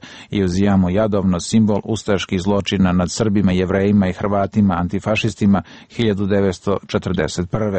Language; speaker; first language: Serbian; native; Serbian